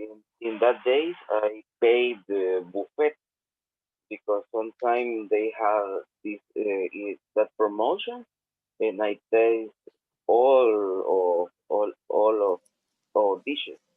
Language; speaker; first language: English; non-native, learner; Spanish